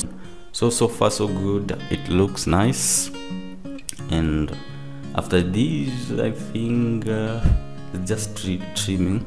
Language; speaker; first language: English; non-native, local second language; Swahili